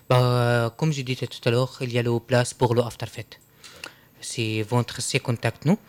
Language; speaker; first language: French; non-native, learner; Arabic